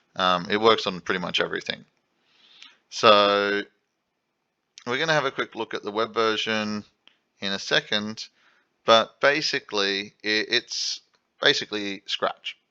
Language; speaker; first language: English; native; English